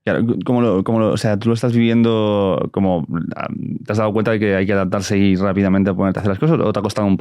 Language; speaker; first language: Spanish; native; Spanish